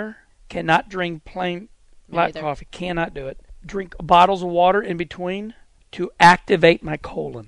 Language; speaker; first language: English; native; English